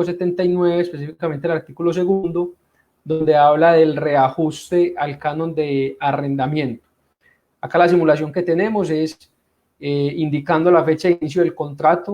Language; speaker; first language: Spanish; native; Spanish